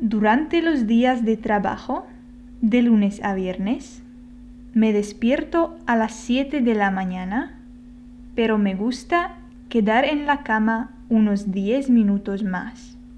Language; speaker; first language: Spanish; non-native, fluent; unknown